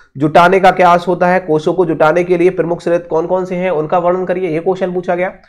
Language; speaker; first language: Hindi; native; Hindi